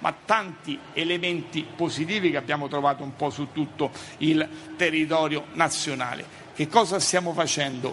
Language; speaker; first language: Italian; native; Italian